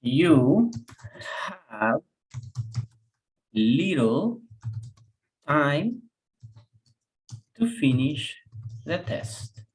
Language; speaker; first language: English; non-native, fluent; Spanish